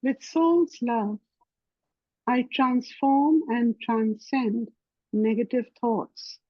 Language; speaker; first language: English; non-native, local second language; Hindi